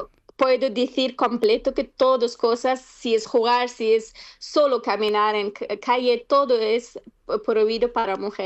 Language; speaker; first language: Spanish; non-native, learner; Persian